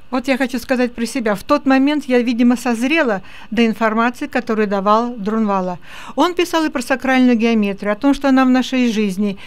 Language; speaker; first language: Russian; native; Russian